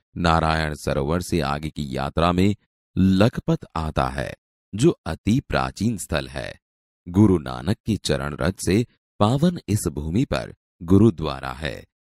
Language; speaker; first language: Hindi; non-native, local second language; Gujarati